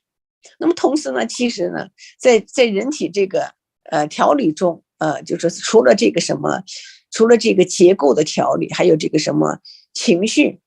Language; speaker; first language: Chinese; native; Chinese